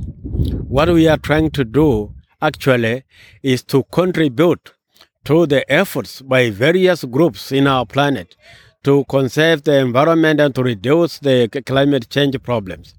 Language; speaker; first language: English; non-native, local second language; Masai